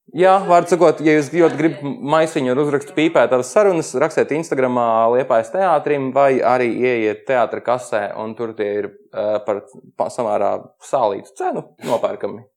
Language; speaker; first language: Latvian; native; Latvian